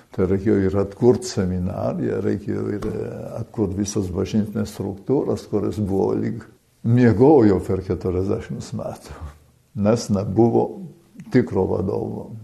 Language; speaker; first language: Lithuanian; early bilingual, heritage; Lithuanian